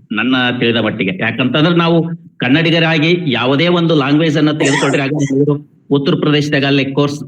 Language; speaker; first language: Kannada; native; Kannada